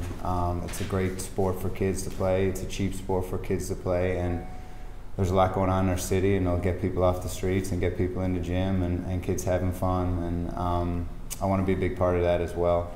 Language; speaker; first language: English; native; English